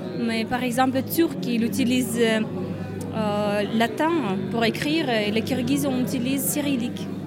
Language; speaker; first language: French; non-native, learner; Kyrgyz